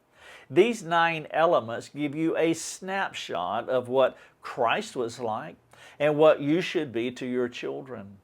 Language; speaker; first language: English; native; English